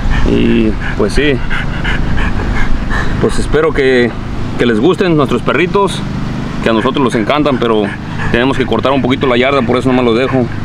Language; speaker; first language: Spanish; early bilingual, heritage; Spanish